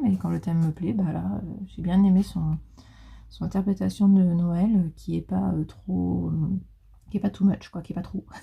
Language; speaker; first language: French; native; French